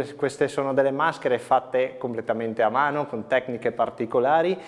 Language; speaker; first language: Italian; native; Italian